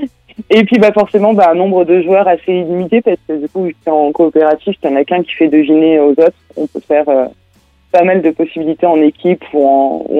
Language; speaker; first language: French; native; French